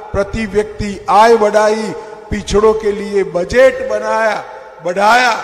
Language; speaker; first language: Hindi; non-native, local second language; Gujarati